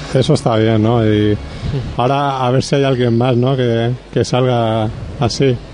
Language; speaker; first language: Spanish; native; Spanish